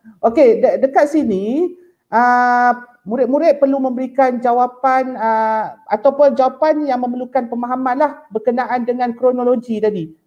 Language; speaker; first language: Malay; native; Malay